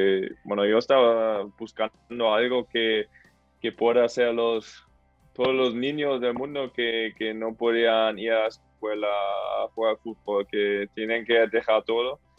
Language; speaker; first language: Spanish; non-native, fluent; German